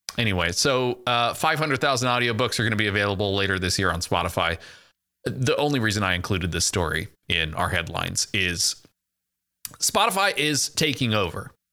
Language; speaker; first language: English; native; English